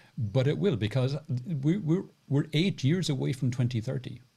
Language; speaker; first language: English; native; English